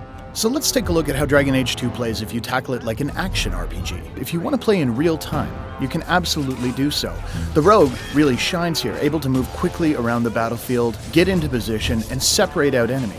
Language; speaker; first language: English; native; English